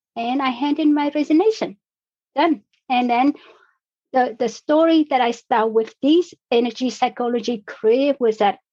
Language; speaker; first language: English; non-native, fluent; Vietnamese